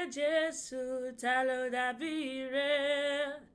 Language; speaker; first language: Dutch; early bilingual, other home language; Yoruba